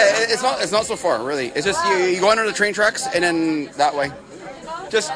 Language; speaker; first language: English; non-native, fluent; French